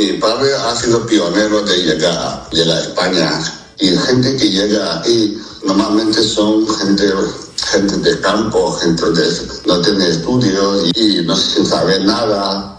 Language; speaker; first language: Spanish; non-native, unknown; Chinese